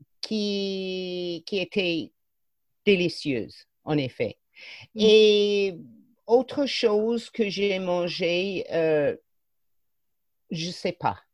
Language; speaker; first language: French; non-native, fluent; English